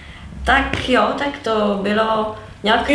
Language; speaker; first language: Czech; non-native, learner; French